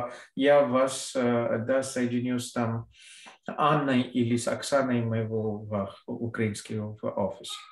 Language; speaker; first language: Russian; non-native, fluent; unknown